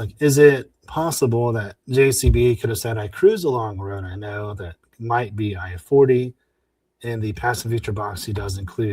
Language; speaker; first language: English; native; English